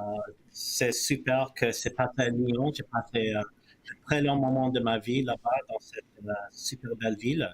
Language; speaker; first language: French; early bilingual, heritage; English